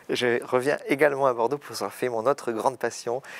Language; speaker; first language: French; native; French